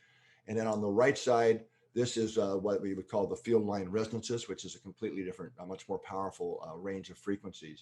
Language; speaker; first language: English; native; English